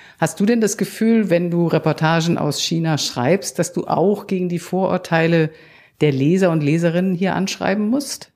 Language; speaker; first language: German; native; German